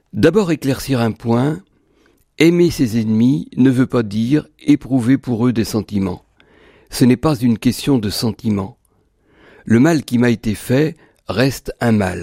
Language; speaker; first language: French; native; French